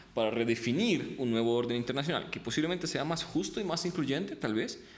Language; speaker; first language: Spanish; early bilingual, other home language; Russian